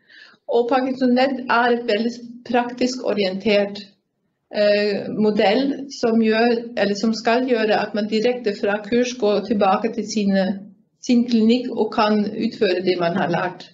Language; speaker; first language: Norwegian; non-native, fluent; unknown